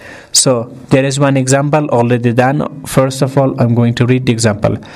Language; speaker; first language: English; non-native, fluent; Persian